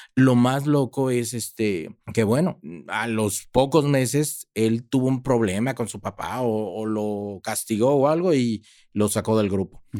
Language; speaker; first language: Spanish; native; Spanish